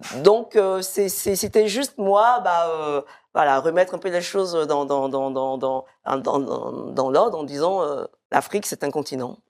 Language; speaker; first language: French; early bilingual, other home language; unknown